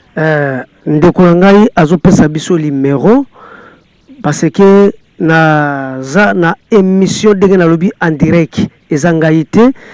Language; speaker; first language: Lingala; non-native, local second language; Kongo